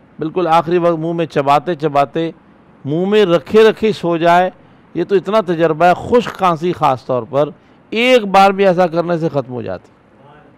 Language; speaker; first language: Urdu; native; Urdu